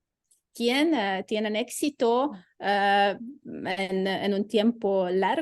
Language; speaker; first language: Spanish; non-native, fluent; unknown